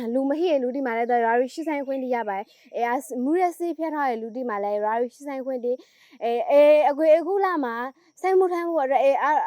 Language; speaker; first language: Burmese; native; Burmese